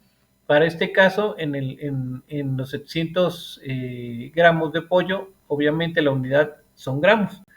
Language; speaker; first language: Spanish; native; Spanish